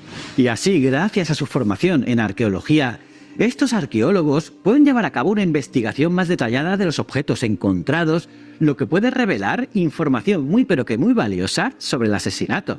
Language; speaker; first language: Spanish; native; Spanish